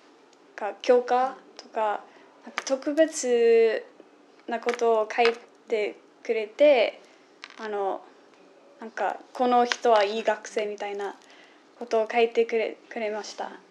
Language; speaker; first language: Japanese; non-native, fluent; English